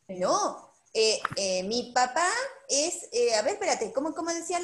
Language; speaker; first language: Spanish; native; Spanish